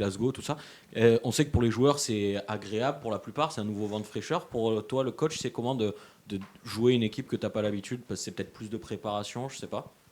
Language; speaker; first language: French; native; French